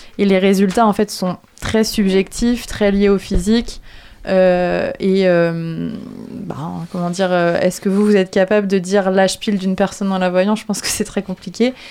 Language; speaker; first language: French; native; French